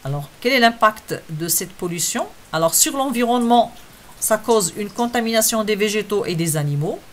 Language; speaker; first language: French; non-native, local second language; Arabic